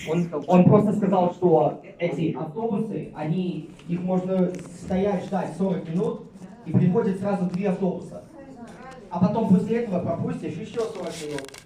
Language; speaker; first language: Russian; early bilingual, heritage; Russian